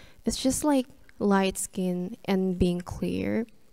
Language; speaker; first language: English; non-native, fluent; Korean